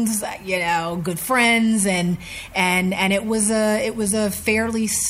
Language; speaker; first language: English; native; English